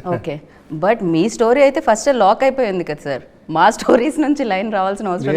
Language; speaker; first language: Telugu; native; Telugu